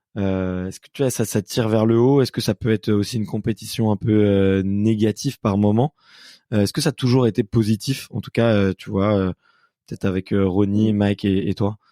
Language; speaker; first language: French; native; French